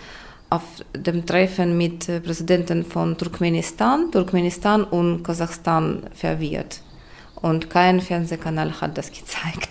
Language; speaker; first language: German; non-native, fluent; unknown